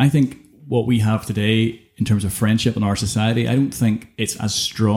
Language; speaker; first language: English; native; English